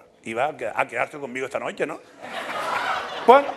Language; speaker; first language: Spanish; native; Spanish